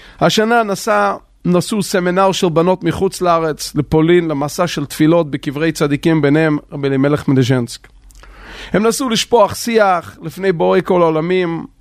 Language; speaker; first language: Hebrew; non-native, local second language; Yiddish